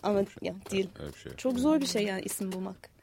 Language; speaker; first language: Turkish; non-native, fluent; English